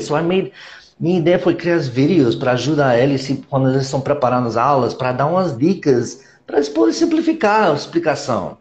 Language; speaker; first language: Portuguese; non-native, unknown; English